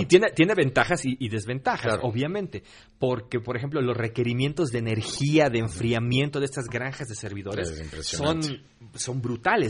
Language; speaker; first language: Spanish; native; Spanish